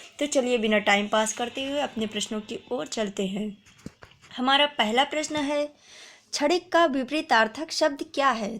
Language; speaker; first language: Hindi; native; Hindi